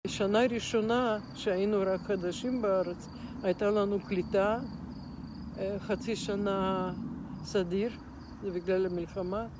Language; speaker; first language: Hebrew; non-native, fluent; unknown